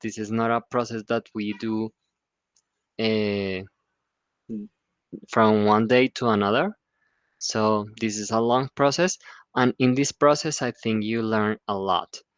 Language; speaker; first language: English; non-native, fluent; Spanish